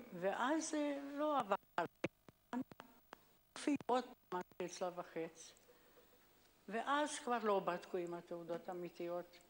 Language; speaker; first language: Hebrew; non-native, fluent; Hungarian